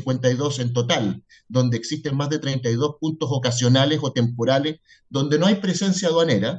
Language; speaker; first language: Spanish; native; Spanish